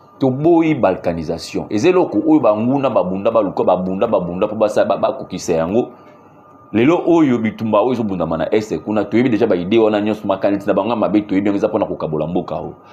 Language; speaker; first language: Lingala; native; Lingala